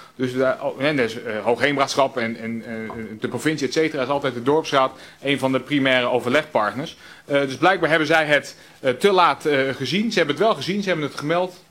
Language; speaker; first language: Dutch; native; Dutch